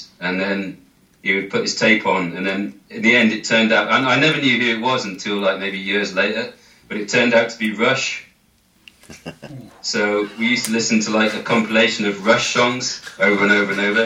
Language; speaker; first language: English; native; English